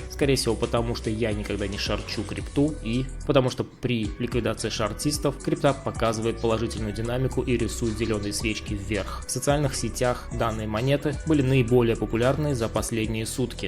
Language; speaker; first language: Russian; native; Russian